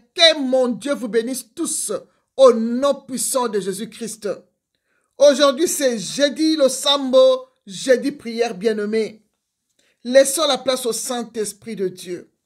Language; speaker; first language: French; non-native, local second language; Lingala